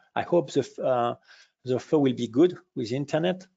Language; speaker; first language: English; non-native, fluent; French